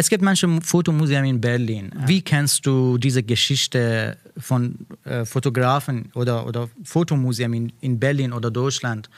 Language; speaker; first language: German; non-native, learner; Persian